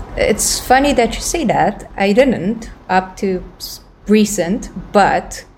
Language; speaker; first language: English; non-native, fluent; Romanian